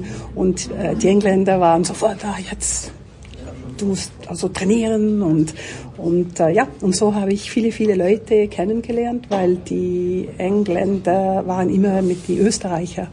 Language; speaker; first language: German; non-native, local second language; French